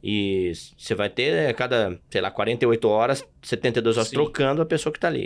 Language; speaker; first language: Portuguese; native; Portuguese